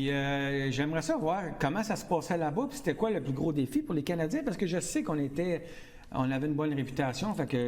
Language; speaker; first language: French; native; French